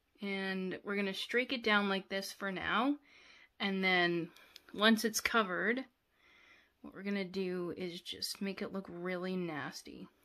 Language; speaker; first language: English; native; English